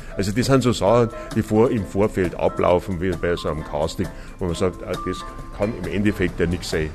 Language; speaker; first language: German; native; German